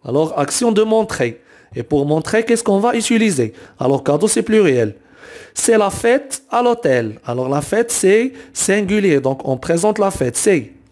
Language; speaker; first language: French; non-native, local second language; Arabic